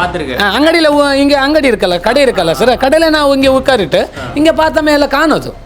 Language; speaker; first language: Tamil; non-native, learner; Kannada